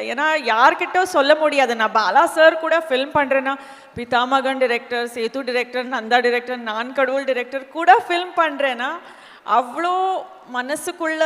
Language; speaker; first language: Tamil; non-native, fluent; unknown